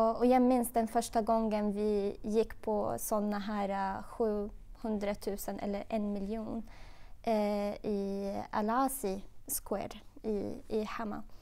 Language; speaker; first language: Swedish; non-native, fluent; Arabic